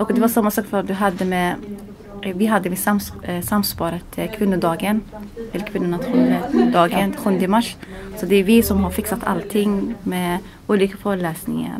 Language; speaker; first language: Swedish; non-native, learner; Arabic